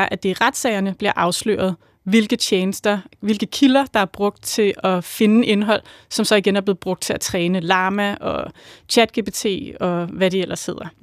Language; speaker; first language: Danish; native; Danish